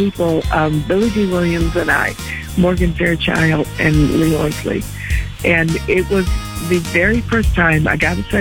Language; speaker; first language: English; native; English